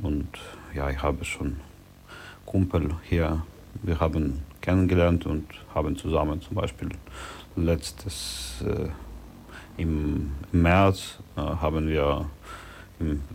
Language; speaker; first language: German; non-native, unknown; Russian